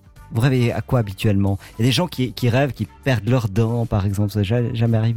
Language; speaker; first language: French; native; French